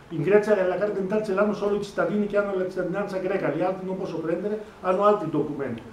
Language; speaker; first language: Italian; non-native, fluent; Greek